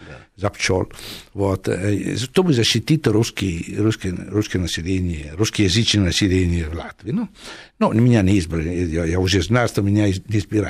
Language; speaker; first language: Russian; non-native, fluent; Italian